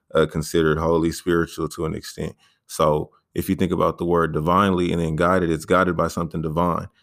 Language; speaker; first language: English; native; English